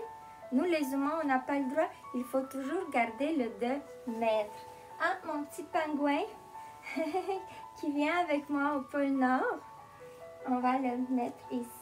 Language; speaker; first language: French; non-native, fluent; Romanian